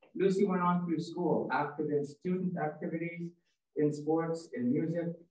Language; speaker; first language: English; native; English